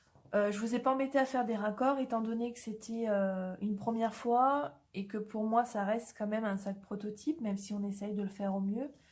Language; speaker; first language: French; native; French